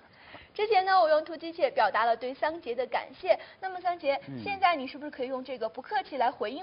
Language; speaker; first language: Chinese; native; Chinese